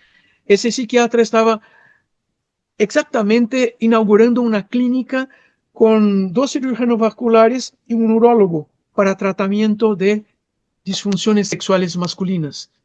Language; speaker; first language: Spanish; non-native, fluent; Portuguese